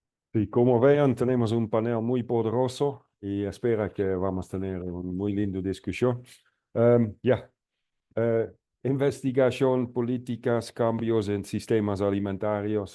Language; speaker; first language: Spanish; non-native, fluent; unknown